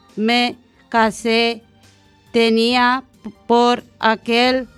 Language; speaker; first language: Spanish; non-native, learner; Romanian